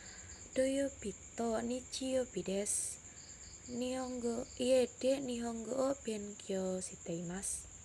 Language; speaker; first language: Japanese; non-native, learner; Indonesian